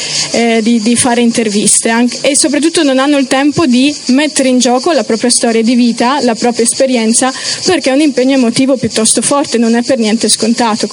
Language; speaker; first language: Italian; early bilingual, other home language; Romanian